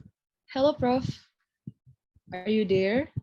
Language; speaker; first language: English; non-native, fluent; Indonesian